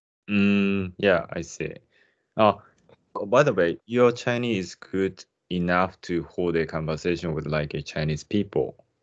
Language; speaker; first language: English; non-native, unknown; Japanese